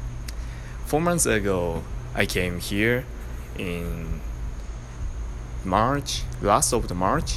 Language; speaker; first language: English; non-native, learner; Japanese